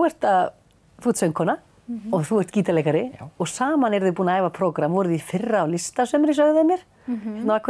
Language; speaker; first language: Icelandic; native; Icelandic